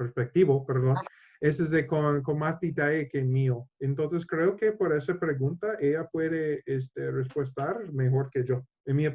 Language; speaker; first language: Spanish; non-native, learner; English